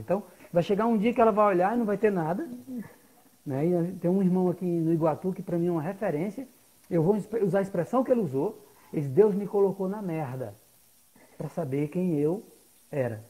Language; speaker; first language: Portuguese; native; Portuguese